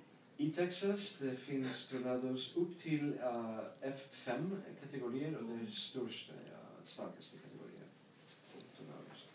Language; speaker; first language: Swedish; non-native, learner; English